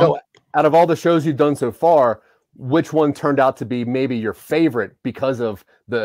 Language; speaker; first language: English; native; English